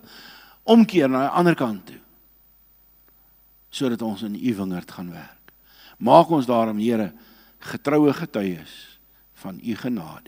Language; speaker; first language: Afrikaans; native; Afrikaans